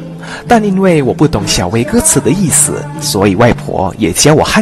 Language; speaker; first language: Chinese; non-native, fluent; Indonesian